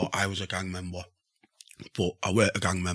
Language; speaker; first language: English; native; English